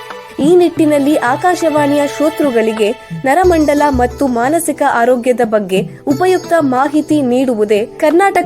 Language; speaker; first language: Kannada; native; Kannada